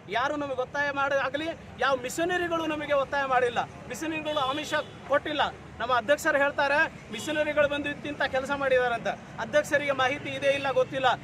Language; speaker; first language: Kannada; non-native, local second language; Lambadi